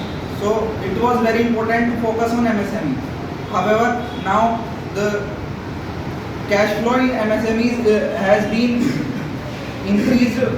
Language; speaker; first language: English; non-native, local second language; Hindi